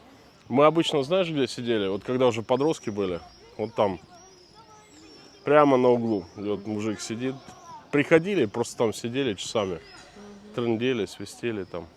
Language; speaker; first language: Russian; native; Russian